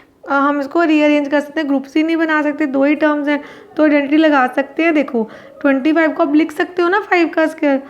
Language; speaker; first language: Hindi; native; Hindi